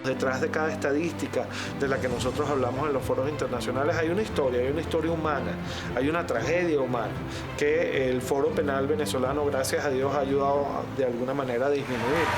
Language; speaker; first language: Spanish; native; Spanish